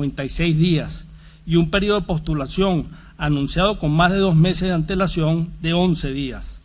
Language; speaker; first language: Spanish; native; Spanish